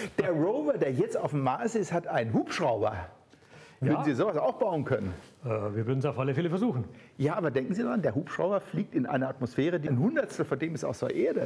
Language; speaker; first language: German; native; German